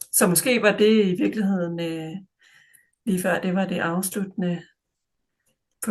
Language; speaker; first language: Danish; native; Danish